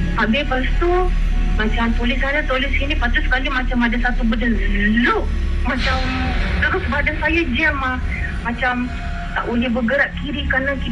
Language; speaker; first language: Malay; native; Malay